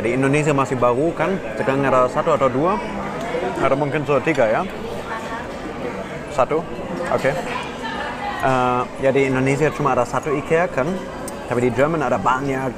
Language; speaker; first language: Indonesian; non-native, fluent; German